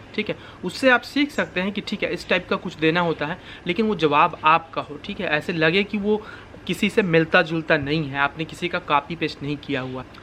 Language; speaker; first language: Hindi; native; Hindi